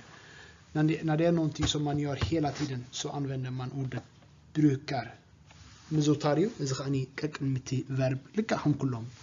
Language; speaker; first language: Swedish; non-native, fluent; Tigrinya